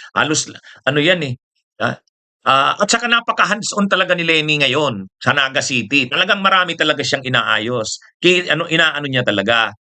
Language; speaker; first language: Filipino; non-native, local second language; Bikol